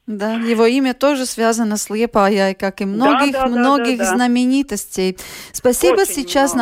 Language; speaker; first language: Russian; native; Russian